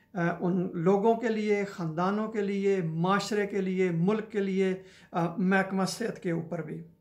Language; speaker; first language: Urdu; non-native, local second language; Punjabi